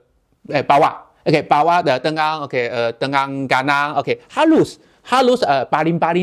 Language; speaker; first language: Indonesian; non-native, learner; Chinese